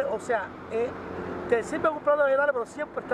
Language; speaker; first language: Spanish; native; Spanish